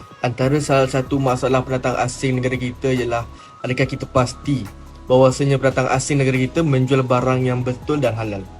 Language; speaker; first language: Malay; native; Malay